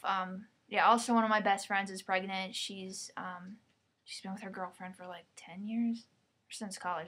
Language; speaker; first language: English; native; English